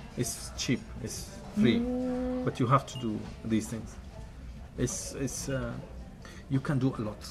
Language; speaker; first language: English; non-native, fluent; Arabic